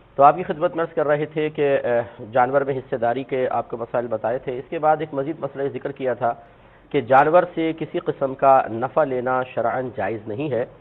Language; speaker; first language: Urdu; native; Urdu